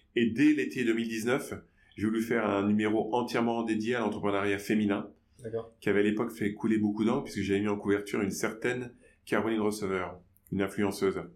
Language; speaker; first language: French; native; French